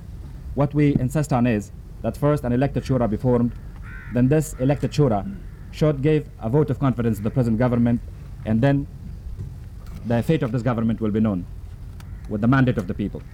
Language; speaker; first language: English; non-native, fluent; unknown